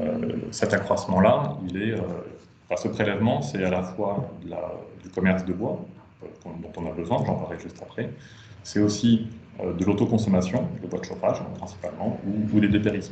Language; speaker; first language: French; native; French